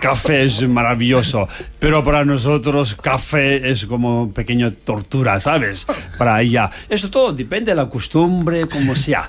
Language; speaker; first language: Spanish; non-native, learner; Tibetan